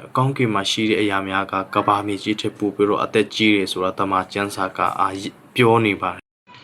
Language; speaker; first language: Burmese; non-native, local second language; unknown